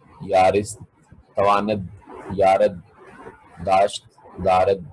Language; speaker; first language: Persian; non-native, fluent; Urdu